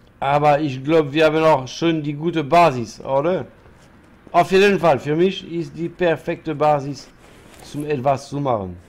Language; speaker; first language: German; non-native, learner; French